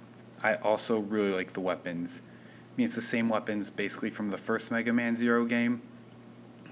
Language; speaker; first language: English; native; English